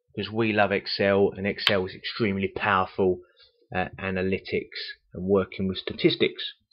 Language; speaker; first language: English; native; English